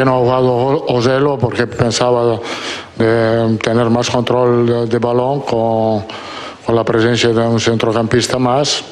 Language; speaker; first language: Spanish; non-native, fluent; Italian